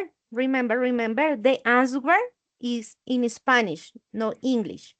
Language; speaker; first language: English; non-native, learner; Spanish